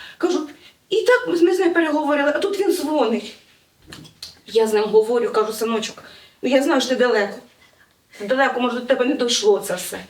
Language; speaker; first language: Ukrainian; native; Ukrainian